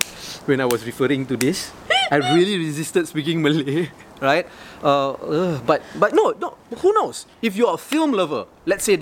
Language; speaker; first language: English; non-native, local second language; Malay